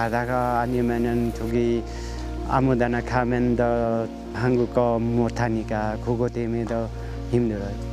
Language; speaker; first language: Korean; non-native, learner; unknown